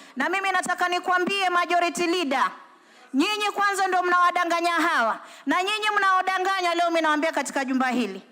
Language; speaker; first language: Swahili; native; Swahili